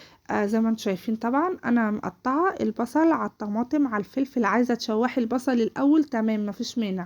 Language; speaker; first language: Arabic; native; Arabic